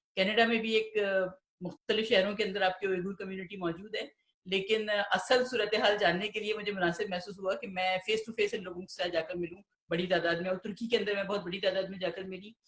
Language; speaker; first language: Urdu; native; Urdu